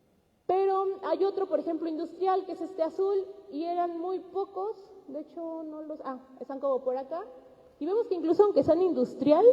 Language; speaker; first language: Spanish; native; Spanish